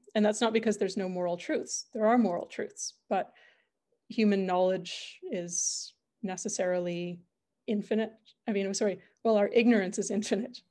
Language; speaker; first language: English; native; English